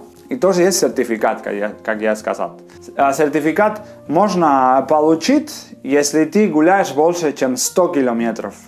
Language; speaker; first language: Russian; non-native, fluent; Spanish